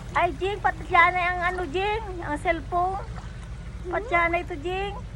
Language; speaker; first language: Filipino; non-native, local second language; Cebuano